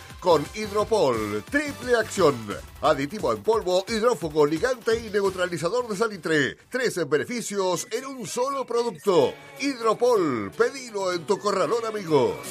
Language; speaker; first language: Spanish; native; Spanish